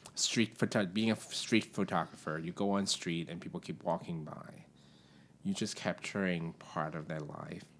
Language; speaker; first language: English; non-native, local second language; Cantonese